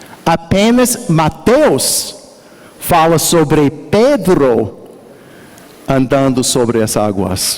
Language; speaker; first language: Portuguese; non-native, learner; English